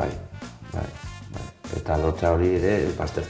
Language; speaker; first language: Basque; non-native, local second language; Spanish